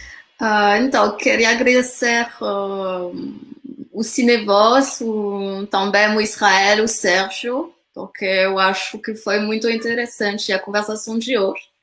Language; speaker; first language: Portuguese; non-native, fluent; French